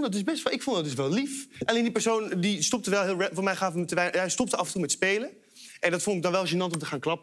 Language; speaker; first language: Dutch; native; Dutch